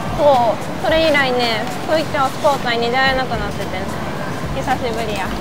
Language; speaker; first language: Japanese; native; Japanese